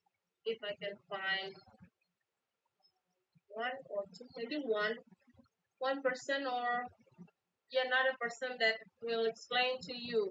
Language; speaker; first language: English; non-native, fluent; Indonesian